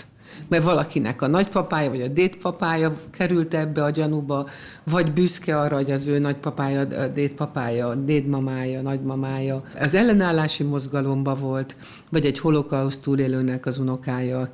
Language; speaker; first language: Hungarian; native; Hungarian